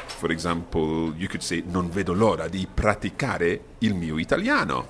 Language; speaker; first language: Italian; non-native, fluent; English